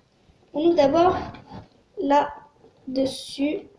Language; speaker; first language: French; native; French